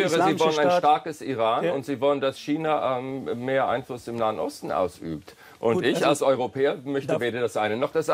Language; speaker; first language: German; non-native, fluent; English